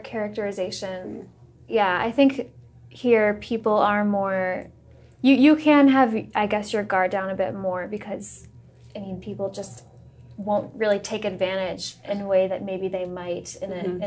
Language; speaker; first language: English; native; English